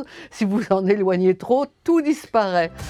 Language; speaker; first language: French; native; French